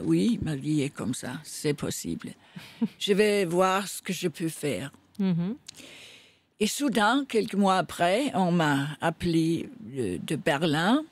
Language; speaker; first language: French; non-native, fluent; Danish